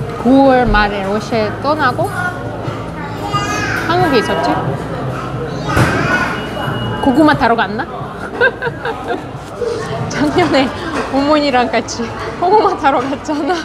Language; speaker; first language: Korean; non-native, fluent; Russian